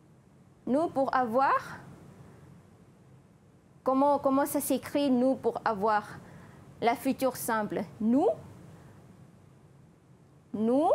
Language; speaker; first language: French; non-native, fluent; Malay